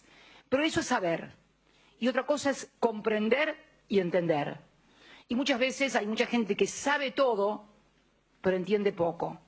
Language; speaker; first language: Spanish; native; Spanish